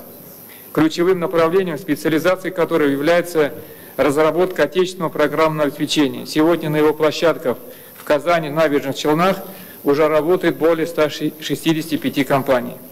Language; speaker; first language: Russian; native; Russian